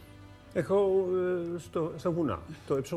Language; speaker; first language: Greek; non-native, learner; Dutch